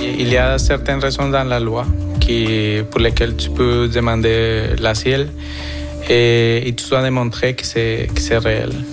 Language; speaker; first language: French; non-native, fluent; Spanish